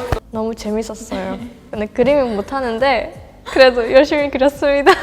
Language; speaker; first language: Korean; non-native, fluent; Burmese